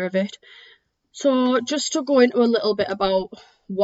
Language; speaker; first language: English; native; English